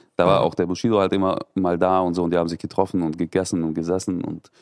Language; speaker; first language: German; native; German